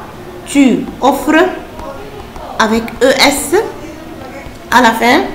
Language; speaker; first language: French; non-native, fluent; Arabic